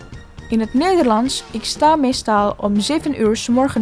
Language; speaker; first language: Dutch; non-native, learner; Indonesian